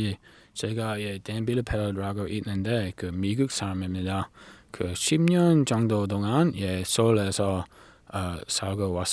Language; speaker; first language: Korean; non-native, learner; English